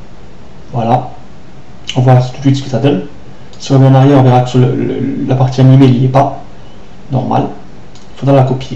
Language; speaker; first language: French; native; French